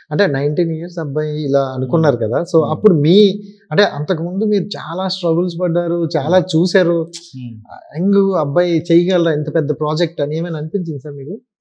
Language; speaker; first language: Telugu; native; Telugu